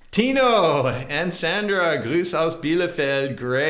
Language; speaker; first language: German; non-native, learner; English